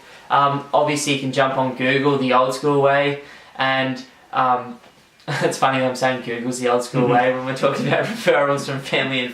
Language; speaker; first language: English; native; English